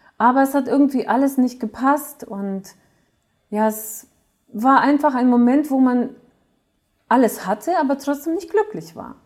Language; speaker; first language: German; early bilingual, other home language; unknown